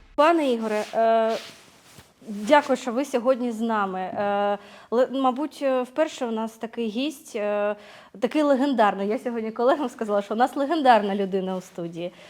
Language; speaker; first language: Ukrainian; native; Ukrainian